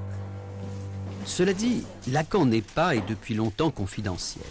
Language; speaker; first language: French; native; French